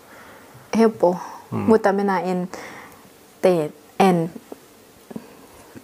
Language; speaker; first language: Finnish; non-native, learner; Thai